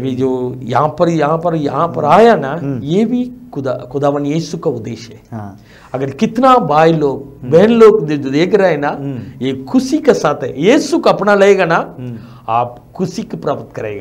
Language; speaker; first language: Hindi; non-native, local second language; Tamil